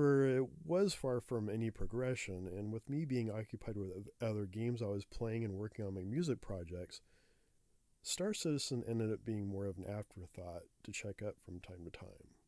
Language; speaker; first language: English; native; English